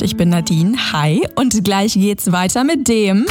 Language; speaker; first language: German; native; German